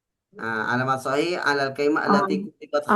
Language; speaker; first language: Arabic; non-native, fluent; Indonesian